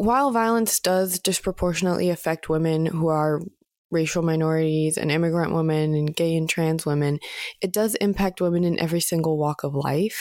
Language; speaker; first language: English; native; English